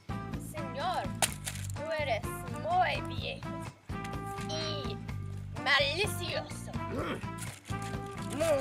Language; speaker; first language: Spanish; non-native, learner; English